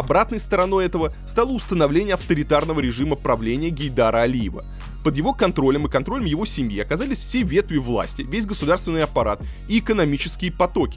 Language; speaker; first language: Russian; native; Russian